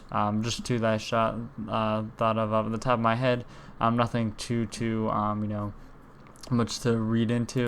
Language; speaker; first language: English; native; English